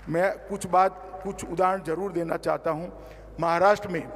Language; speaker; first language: Hindi; non-native, local second language; Gujarati